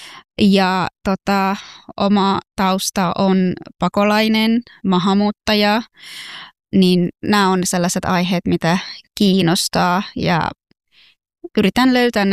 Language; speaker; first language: Finnish; early bilingual, other home language; Persian